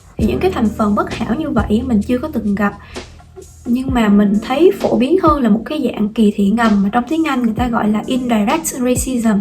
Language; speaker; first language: Vietnamese; native; Vietnamese